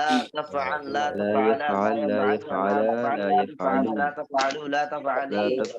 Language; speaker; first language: Arabic; non-native, learner; Bangla